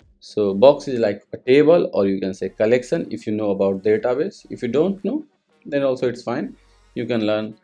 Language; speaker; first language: English; non-native, local second language; Hindi